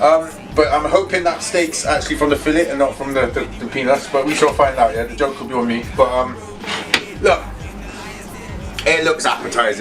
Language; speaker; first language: English; native; English